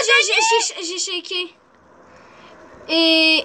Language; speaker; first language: French; native; French